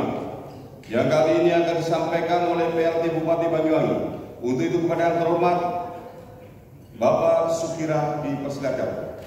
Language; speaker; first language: Indonesian; native; Indonesian